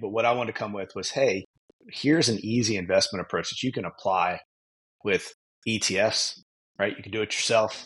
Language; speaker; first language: English; native; English